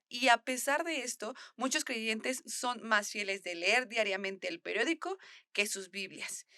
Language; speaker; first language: Spanish; native; Spanish